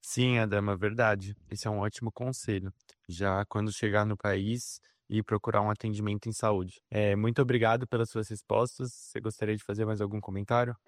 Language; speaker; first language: Portuguese; native; Portuguese